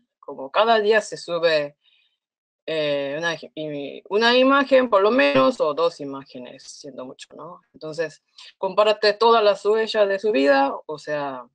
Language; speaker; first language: Spanish; non-native, fluent; Korean